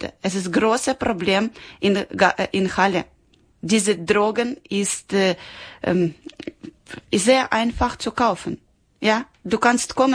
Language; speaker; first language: German; non-native, learner; Ukrainian